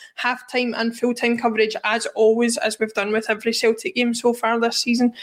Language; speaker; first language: English; native; English